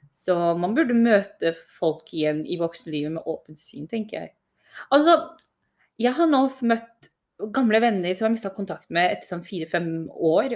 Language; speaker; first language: Norwegian; early bilingual, other home language; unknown